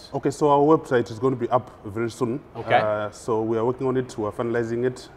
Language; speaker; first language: English; non-native, local second language; Shona